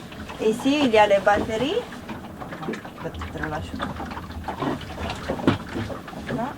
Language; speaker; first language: French; non-native, learner; Italian